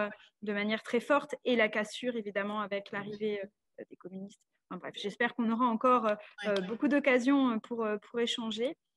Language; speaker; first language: French; native; French